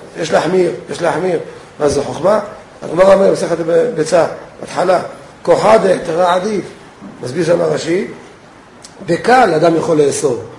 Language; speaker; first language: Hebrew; native; Hebrew